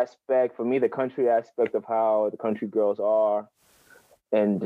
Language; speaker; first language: English; non-native, local second language; Akan